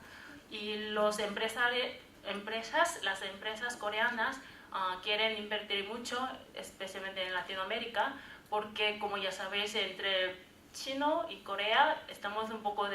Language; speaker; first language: Spanish; non-native, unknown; Korean